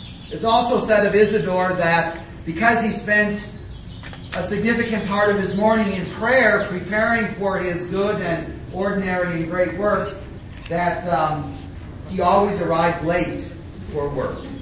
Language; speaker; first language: English; native; English